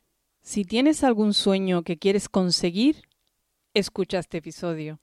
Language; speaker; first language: Spanish; native; Spanish